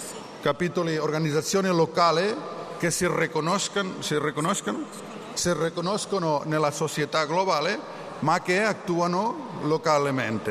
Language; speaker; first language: Italian; non-native, learner; Catalan